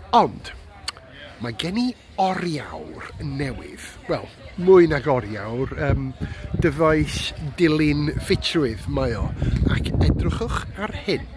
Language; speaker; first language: Welsh; non-native, learner; English